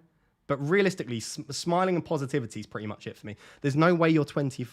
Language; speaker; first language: English; native; English